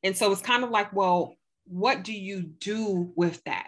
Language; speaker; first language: English; native; English